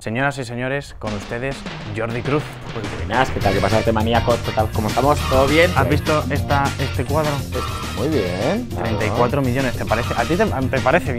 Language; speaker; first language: Spanish; native; Spanish